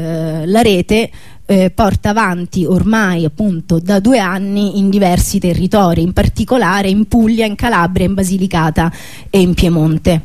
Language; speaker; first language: Italian; native; Italian